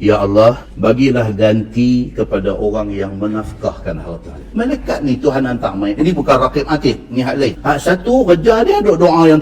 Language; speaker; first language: Malay; native; Malay